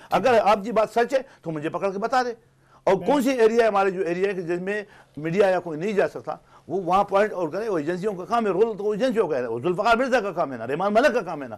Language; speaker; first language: Urdu; non-native, local second language; Pashto